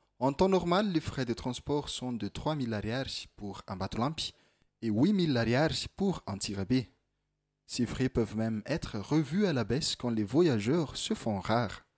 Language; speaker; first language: French; non-native, local second language; Malagasy